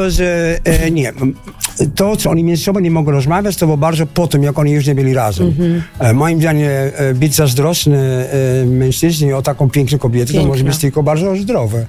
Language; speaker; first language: Polish; non-native, fluent; Dutch